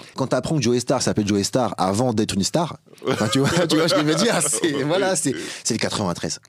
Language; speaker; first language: French; native; French